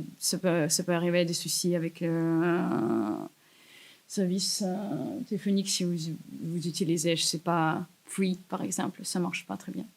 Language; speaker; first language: French; non-native, fluent; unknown